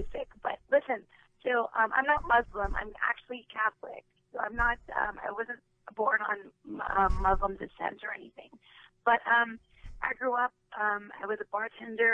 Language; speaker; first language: English; native; English